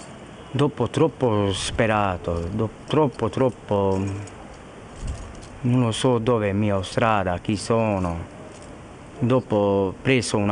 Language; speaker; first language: Italian; non-native, learner; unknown